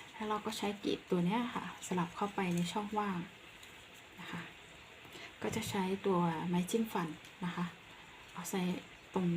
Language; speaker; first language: Thai; non-native, local second language; Northeastern Thai